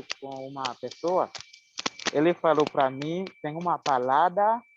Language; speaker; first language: Portuguese; non-native, learner; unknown